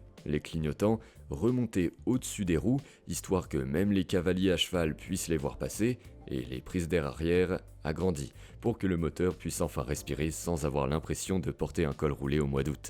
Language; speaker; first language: French; native; French